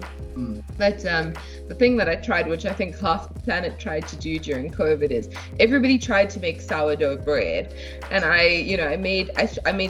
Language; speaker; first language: English; native; English